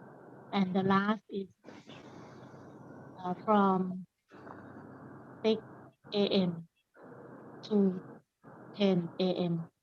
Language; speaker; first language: English; non-native, learner; Thai